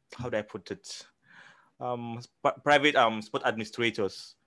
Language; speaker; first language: English; non-native, local second language; Hausa